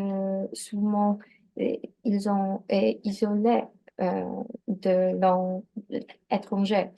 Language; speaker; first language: French; non-native, learner; Polish